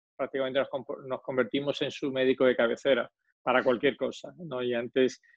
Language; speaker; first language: Spanish; native; Spanish